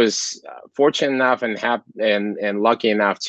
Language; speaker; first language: English; non-native, fluent; Kazakh